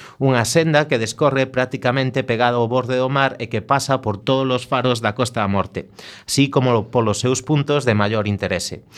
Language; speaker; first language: Galician; native; Galician